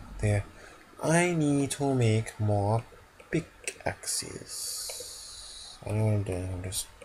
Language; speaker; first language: English; native; English